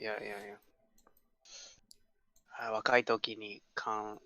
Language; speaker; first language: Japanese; non-native, learner; English